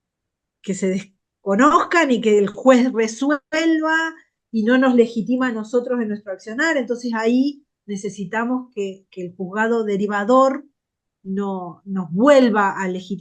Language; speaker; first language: Spanish; native; Spanish